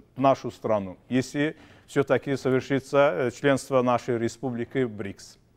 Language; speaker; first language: Russian; non-native, local second language; Azerbaijani